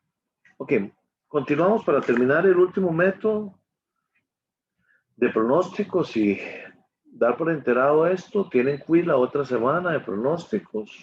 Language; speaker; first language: Spanish; native; Spanish